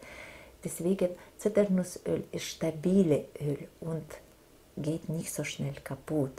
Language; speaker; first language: German; non-native, fluent; Russian